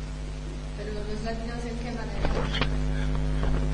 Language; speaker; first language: Spanish; non-native, learner; Polish